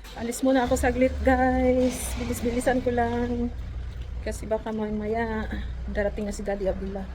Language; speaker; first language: Filipino; non-native, local second language; Cebuano